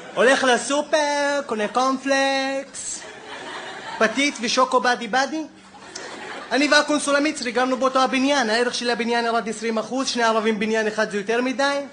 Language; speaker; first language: Hebrew; non-native, local second language; Arabic